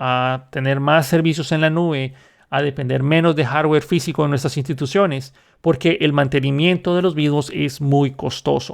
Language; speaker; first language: Spanish; native; Spanish